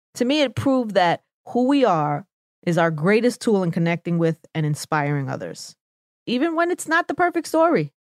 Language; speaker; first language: English; native; English